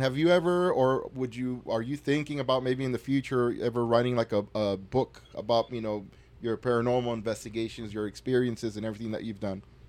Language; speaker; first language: English; early bilingual, other home language; Spanish